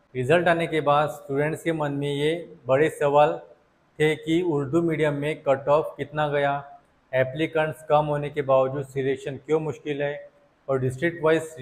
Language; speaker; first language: Hindi; non-native, local second language; Marathi